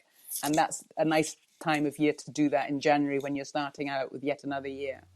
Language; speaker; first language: English; native; English